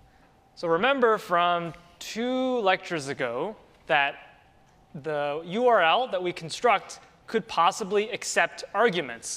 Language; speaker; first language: English; native; English